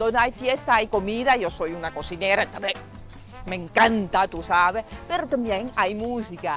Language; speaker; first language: Spanish; non-native, fluent; Dutch